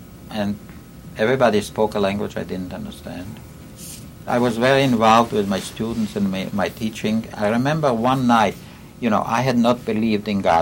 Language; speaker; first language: English; non-native, fluent; Yiddish